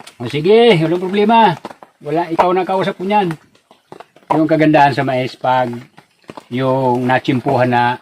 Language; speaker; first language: Filipino; non-native, local second language; Bikol